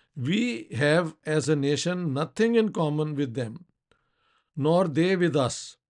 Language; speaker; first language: English; non-native, local second language; Urdu